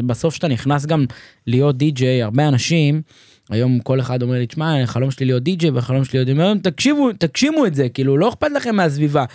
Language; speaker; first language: Hebrew; native; Hebrew